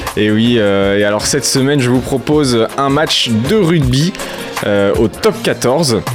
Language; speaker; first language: French; native; French